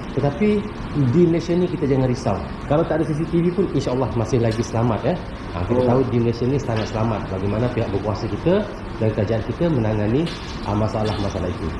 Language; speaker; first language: Malay; native; Malay